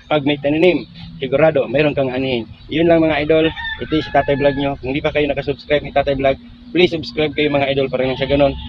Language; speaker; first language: Filipino; non-native, local second language; Cebuano